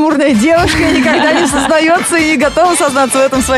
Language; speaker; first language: Russian; native; Russian